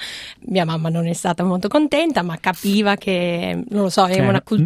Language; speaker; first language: Italian; non-native, fluent; English